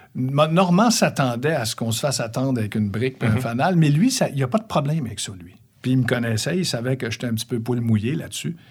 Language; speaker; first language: French; native; French